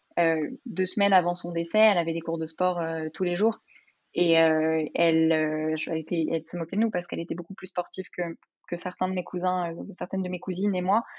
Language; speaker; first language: French; early bilingual, other home language; Arabic